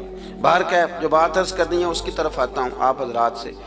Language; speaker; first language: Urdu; non-native, local second language; Punjabi